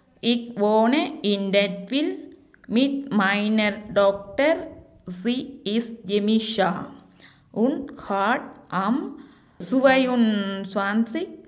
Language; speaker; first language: German; non-native, learner; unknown